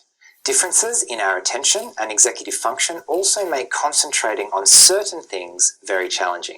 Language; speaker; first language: English; native; English